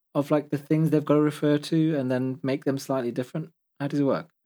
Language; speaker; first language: English; native; English